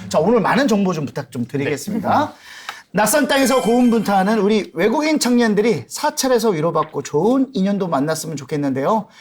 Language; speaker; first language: Korean; native; Korean